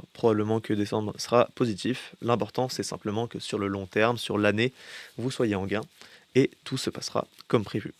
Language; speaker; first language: French; native; French